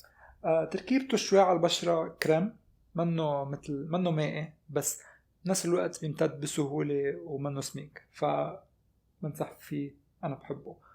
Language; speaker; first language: Arabic; native; Arabic